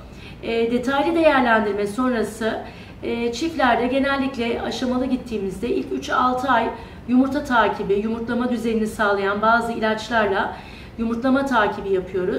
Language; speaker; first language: Turkish; native; Turkish